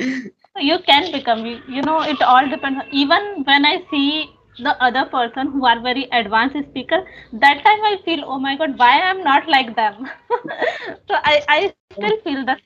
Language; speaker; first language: English; non-native, local second language; Hindi